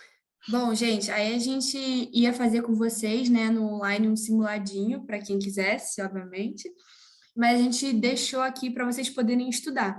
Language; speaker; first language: Portuguese; native; Portuguese